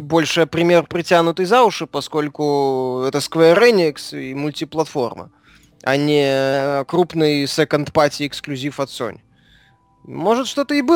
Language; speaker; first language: Russian; native; Russian